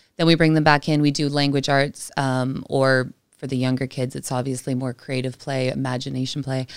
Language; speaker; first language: English; native; English